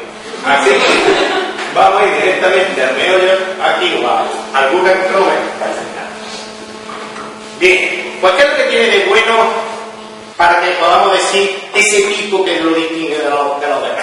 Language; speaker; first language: Spanish; native; Spanish